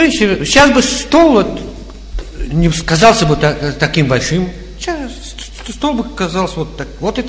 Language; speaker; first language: Russian; native; Russian